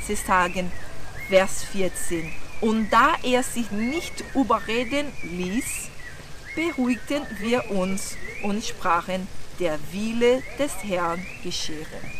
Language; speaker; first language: German; non-native, fluent; Portuguese